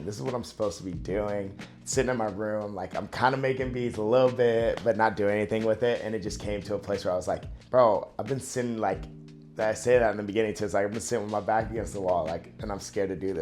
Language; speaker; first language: English; native; English